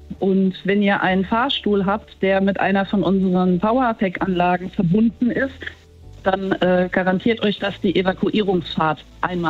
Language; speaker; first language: German; native; German